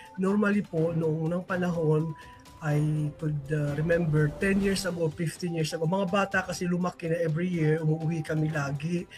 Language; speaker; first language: Filipino; non-native, local second language; Waray